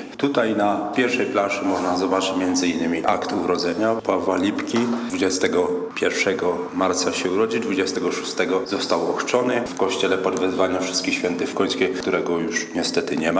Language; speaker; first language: Polish; native; Polish